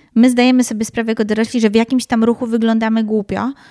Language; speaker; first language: Polish; native; Polish